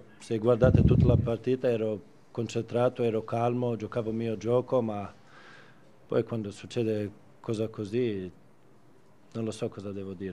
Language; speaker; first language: Italian; non-native, fluent; Swedish